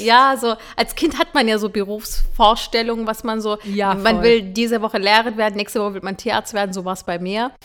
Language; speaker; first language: German; early bilingual, other home language; Turkish